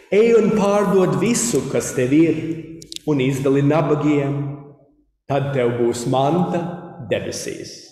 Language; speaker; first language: Latvian; early bilingual, heritage; Latvian